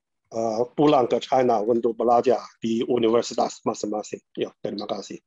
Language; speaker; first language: Indonesian; non-native, fluent; Chinese